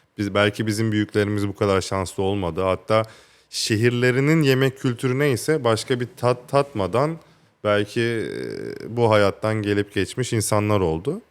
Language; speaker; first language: Turkish; native; Turkish